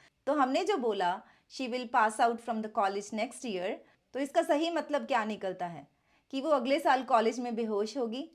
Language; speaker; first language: Hindi; native; Hindi